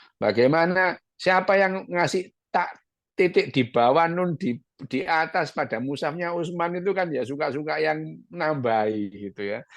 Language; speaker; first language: Indonesian; non-native, local second language; Arabic